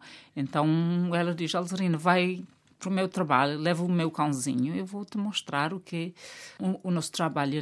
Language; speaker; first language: Portuguese; non-native, local second language; Kabuverdianu